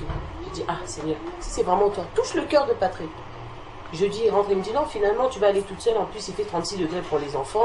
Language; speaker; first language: French; native; French